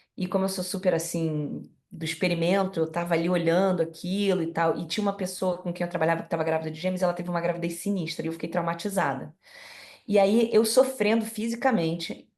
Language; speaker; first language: Portuguese; native; Portuguese